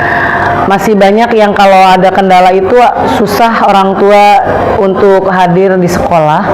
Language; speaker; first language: Indonesian; native; Indonesian